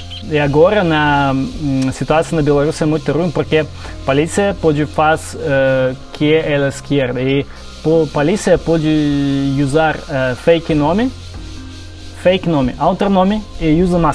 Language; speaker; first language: Portuguese; non-native, learner; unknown